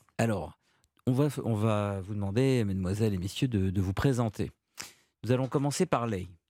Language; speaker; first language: French; native; French